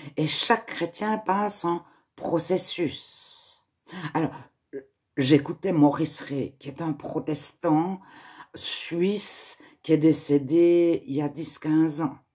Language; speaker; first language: French; native; French